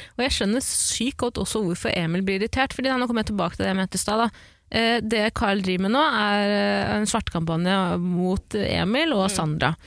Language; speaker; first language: Norwegian; early bilingual, other home language; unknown